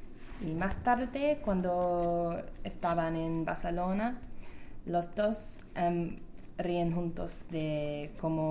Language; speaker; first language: Spanish; non-native, learner; English